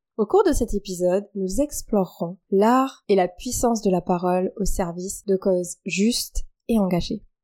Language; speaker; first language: French; non-native, local second language; Morisyen